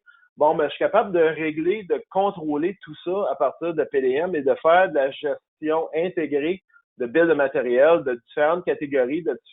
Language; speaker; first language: French; native; French